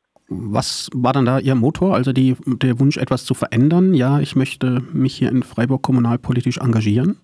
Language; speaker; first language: German; native; German